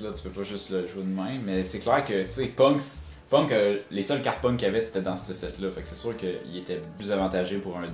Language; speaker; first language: French; native; French